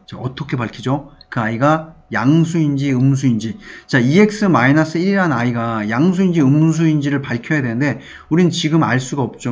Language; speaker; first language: Korean; native; Korean